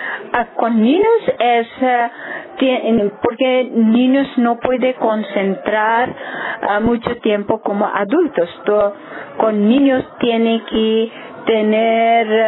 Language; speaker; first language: Spanish; non-native, learner; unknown